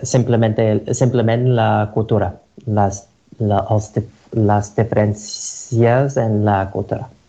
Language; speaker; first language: Catalan; non-native, learner; English